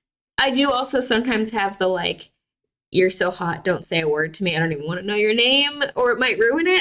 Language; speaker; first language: English; native; English